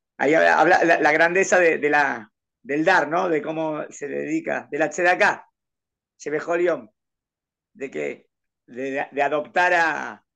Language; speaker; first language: Spanish; native; Spanish